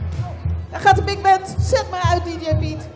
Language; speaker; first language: Dutch; native; Dutch